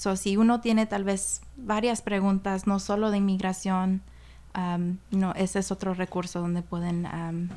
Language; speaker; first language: Spanish; early bilingual, heritage; Spanish